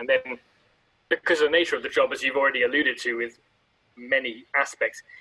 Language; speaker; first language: English; native; English